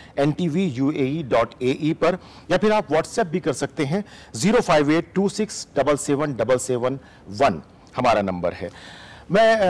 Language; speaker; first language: Hindi; native; Hindi